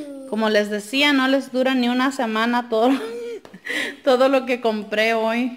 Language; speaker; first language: Spanish; native; Spanish